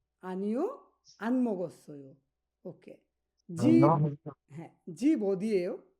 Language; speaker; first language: Korean; non-native, learner; Bangla